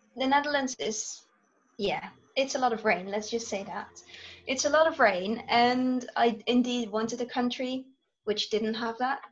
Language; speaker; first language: English; non-native, fluent; Dutch